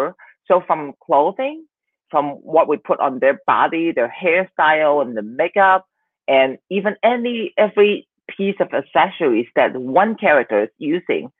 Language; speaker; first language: English; non-native, local second language; Cantonese